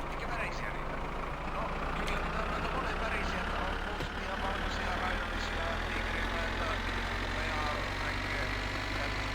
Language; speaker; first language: Finnish; native; Finnish